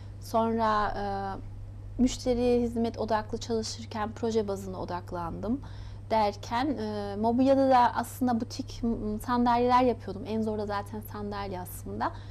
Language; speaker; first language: Turkish; early bilingual, heritage; Turkish